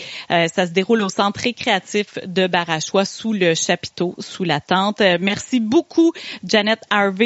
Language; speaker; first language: French; native; French